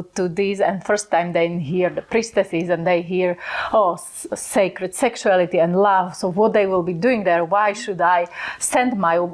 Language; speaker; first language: English; non-native, fluent; Slovak